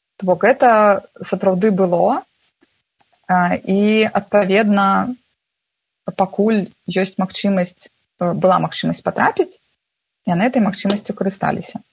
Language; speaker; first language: Belarusian; non-native, local second language; Russian